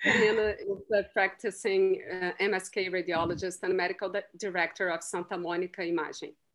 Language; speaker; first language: English; non-native, fluent; Portuguese